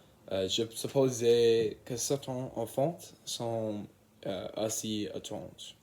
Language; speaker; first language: French; non-native, learner; English